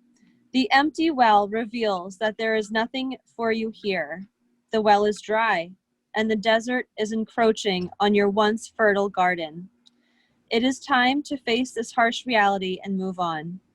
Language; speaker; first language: English; native; English